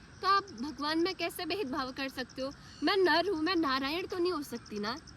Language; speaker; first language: Hindi; native; Hindi